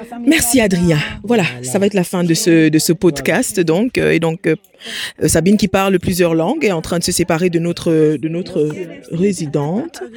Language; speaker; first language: French; native; French